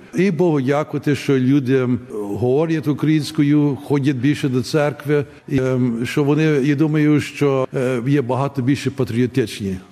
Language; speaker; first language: Ukrainian; early bilingual, heritage; Ukrainian